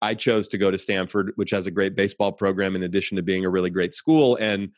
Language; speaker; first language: English; native; English